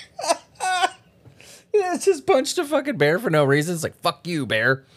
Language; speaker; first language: English; native; English